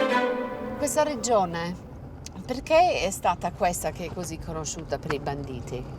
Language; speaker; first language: Italian; early bilingual, heritage; English